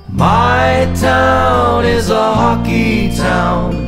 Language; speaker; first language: English; native; English